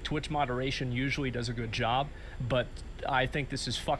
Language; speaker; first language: English; native; English